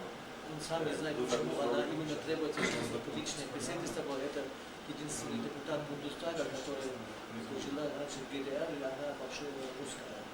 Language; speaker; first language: Russian; non-native, learner; German